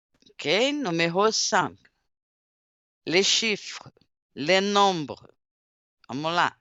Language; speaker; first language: French; non-native, fluent; Portuguese